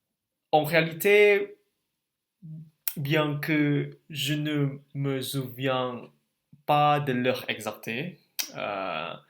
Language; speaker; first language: French; non-native, learner; Indonesian